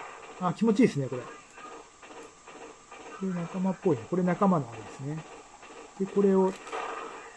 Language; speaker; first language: Japanese; native; Japanese